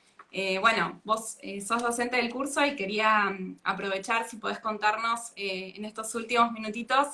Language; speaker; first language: Spanish; native; Spanish